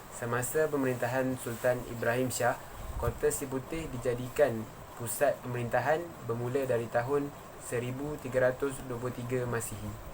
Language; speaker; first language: Malay; native; Malay